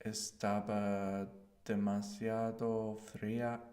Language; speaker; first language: Spanish; non-native, learner; English